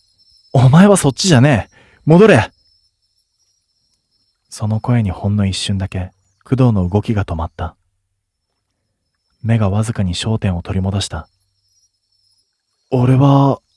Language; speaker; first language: Japanese; native; Japanese